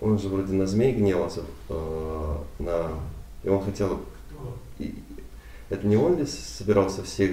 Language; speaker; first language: Russian; native; Russian